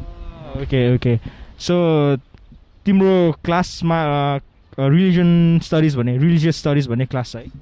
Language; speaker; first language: Nepali; early bilingual, heritage; Nepali